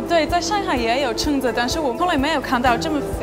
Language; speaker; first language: Chinese; non-native, fluent; English